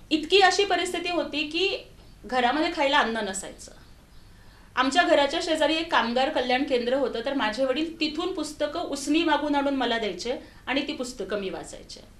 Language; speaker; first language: Marathi; non-native, local second language; Telugu